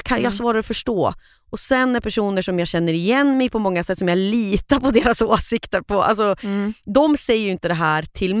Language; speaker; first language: Swedish; native; Swedish